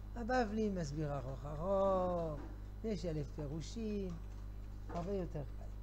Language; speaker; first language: Hebrew; non-native, fluent; French